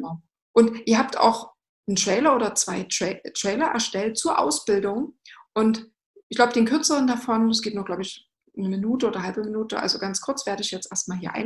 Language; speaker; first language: German; native; German